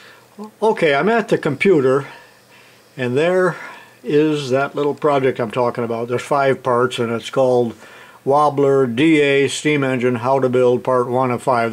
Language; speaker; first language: English; native; English